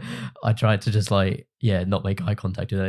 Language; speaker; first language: English; native; English